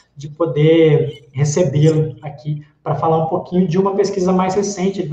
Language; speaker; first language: Portuguese; native; Portuguese